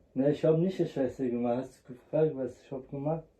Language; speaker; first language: German; non-native, learner; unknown